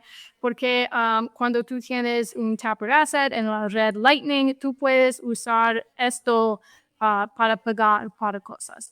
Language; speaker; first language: Spanish; non-native, fluent; English